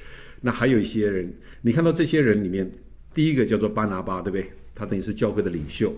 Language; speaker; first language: Chinese; native; Chinese